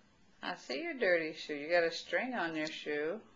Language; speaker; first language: English; native; English